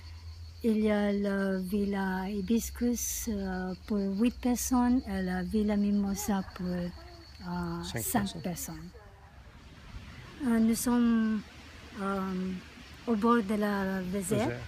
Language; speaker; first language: French; non-native, learner; English